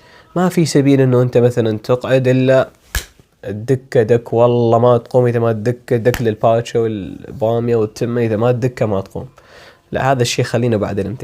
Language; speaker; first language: Arabic; native; Arabic